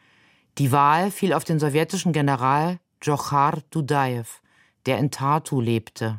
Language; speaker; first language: German; native; German